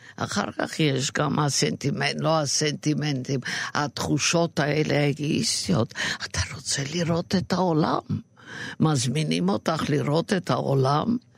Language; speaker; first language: Hebrew; non-native, fluent; Yiddish